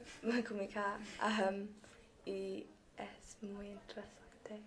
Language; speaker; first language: Spanish; non-native, learner; English